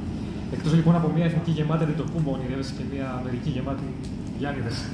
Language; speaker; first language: Greek; native; Greek